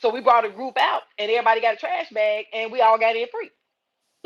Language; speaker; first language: English; native; English